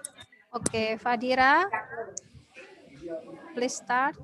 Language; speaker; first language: English; non-native, learner; Indonesian